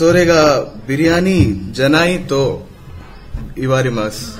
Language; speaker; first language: Japanese; non-native, learner; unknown